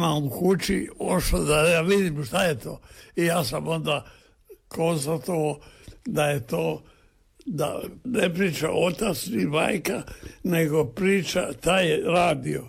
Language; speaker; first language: Serbian; native; Serbian